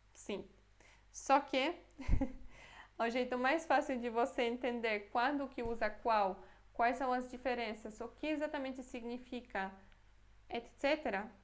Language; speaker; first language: Portuguese; non-native, fluent; Polish